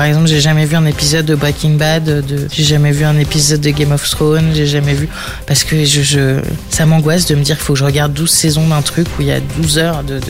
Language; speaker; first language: French; native; French